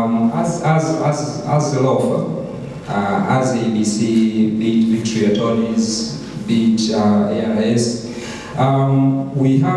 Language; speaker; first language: English; non-native, local second language; Swahili